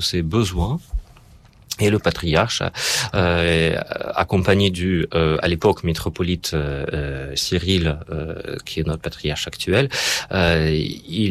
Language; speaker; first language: French; non-native, fluent; Russian